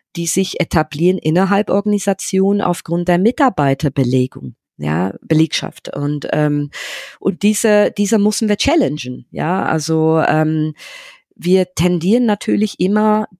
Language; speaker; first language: German; non-native, fluent; English